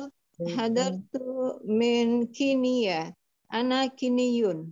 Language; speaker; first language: Arabic; non-native, learner; Indonesian